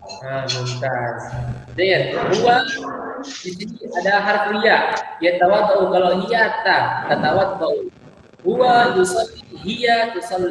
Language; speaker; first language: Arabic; non-native, fluent; Indonesian